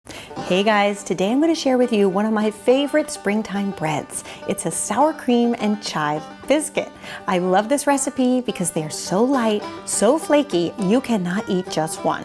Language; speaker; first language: English; native; English